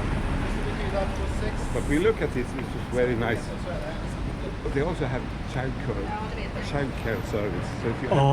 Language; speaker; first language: English; non-native, learner; Swedish